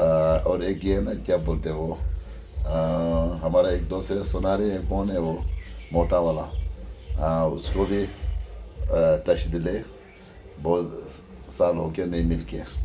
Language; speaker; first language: Hindi; non-native, local second language; Tibetan